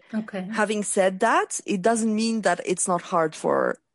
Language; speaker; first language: English; non-native, fluent; Arabic